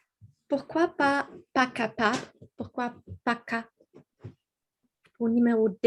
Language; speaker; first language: French; non-native, learner; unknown